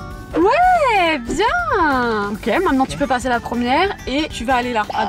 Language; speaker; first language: French; native; French